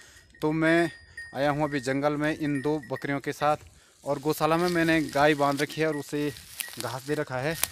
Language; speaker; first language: Hindi; native; Hindi